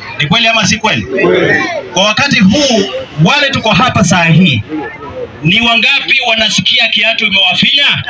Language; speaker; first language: Swahili; non-native, local second language; Kamba